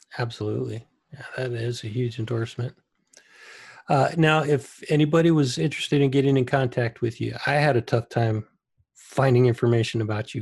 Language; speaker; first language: English; native; English